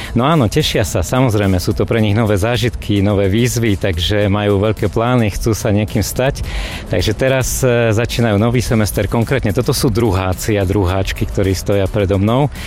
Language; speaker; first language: Slovak; native; Slovak